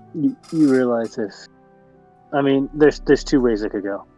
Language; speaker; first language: English; native; English